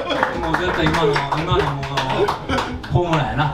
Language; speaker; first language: Japanese; native; Japanese